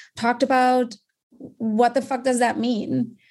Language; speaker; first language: English; non-native, fluent; German